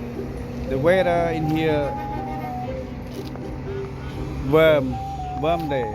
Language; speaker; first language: English; non-native, learner; Khmer